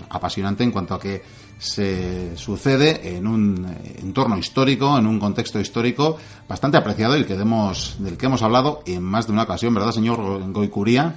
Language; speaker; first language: Spanish; native; Spanish